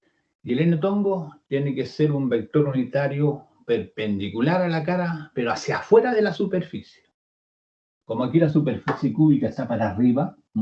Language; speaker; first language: Spanish; native; Spanish